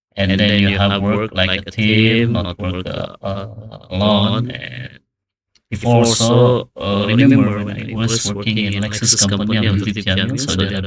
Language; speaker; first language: English; non-native, learner; Indonesian